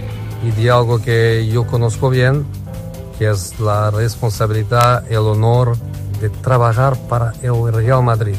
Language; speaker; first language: Spanish; non-native, fluent; Portuguese